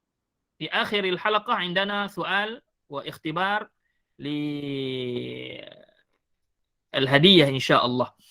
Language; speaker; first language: Arabic; non-native, fluent; Malay